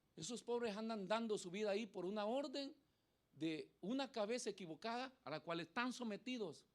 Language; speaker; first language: Spanish; native; Spanish